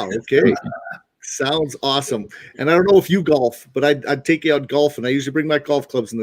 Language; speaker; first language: English; native; English